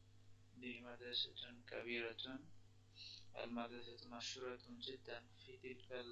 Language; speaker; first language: Arabic; non-native, learner; Bangla